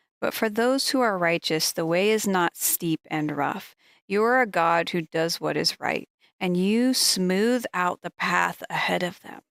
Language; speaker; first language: English; native; English